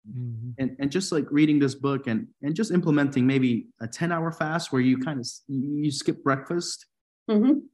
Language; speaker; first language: English; non-native, fluent; Spanish